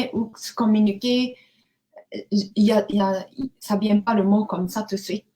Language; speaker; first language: French; non-native, learner; Japanese